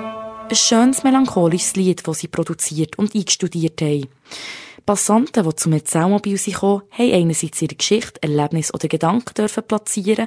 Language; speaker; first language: German; native; German